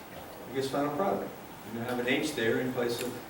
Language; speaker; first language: English; native; English